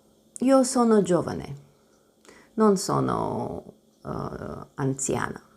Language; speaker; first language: Italian; non-native, learner; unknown